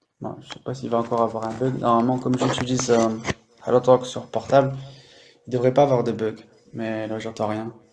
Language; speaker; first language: French; native; French